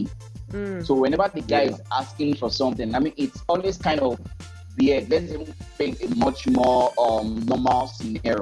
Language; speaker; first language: English; non-native, local second language; Yoruba